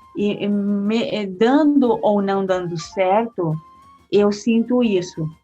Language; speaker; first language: Portuguese; early bilingual, heritage; Portuguese